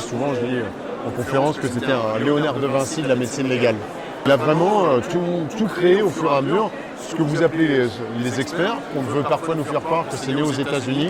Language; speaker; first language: French; native; French